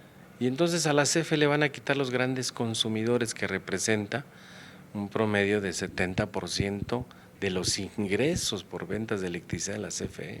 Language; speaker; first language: Spanish; native; Spanish